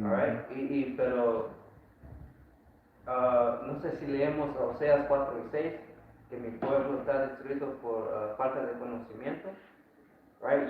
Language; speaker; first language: Spanish; early bilingual, heritage; Spanish